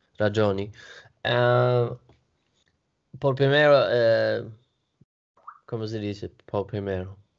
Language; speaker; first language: Italian; non-native, learner; Swedish